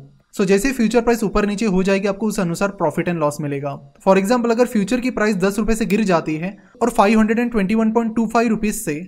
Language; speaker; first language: Hindi; non-native, local second language; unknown